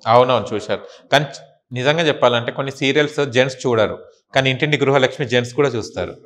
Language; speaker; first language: Telugu; native; Telugu